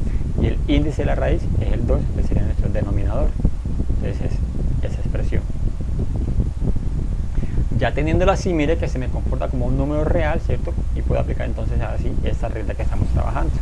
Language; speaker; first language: Spanish; native; Spanish